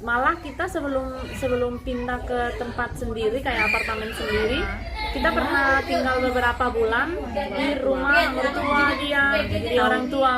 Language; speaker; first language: Indonesian; non-native, fluent; Spanish